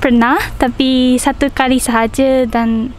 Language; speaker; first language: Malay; non-native, fluent; Japanese